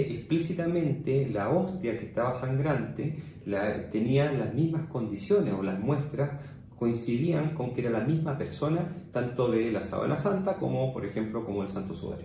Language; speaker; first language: Spanish; native; Spanish